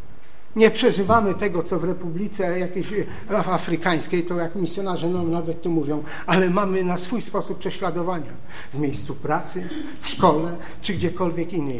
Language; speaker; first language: Polish; native; Polish